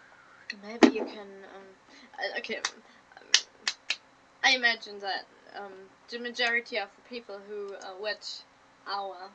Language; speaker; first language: English; non-native, learner; German